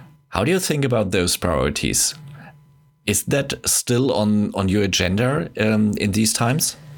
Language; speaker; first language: English; non-native, fluent; German